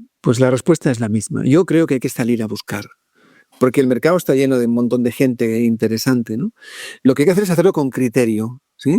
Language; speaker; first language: Spanish; native; Spanish